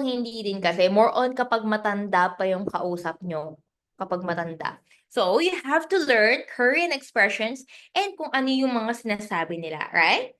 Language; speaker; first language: Filipino; native; Filipino